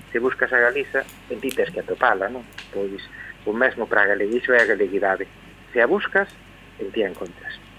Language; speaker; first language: Galician; native; Galician